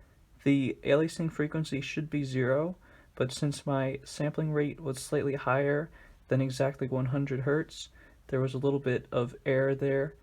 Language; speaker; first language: English; native; English